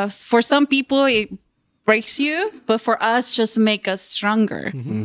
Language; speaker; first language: English; non-native, fluent; Spanish